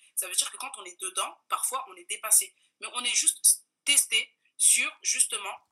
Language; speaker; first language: French; non-native, local second language; Bambara